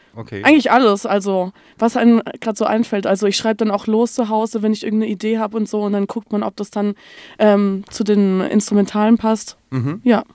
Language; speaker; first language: German; native; German